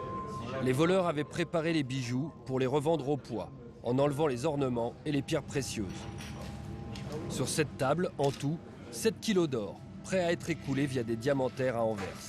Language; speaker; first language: French; native; French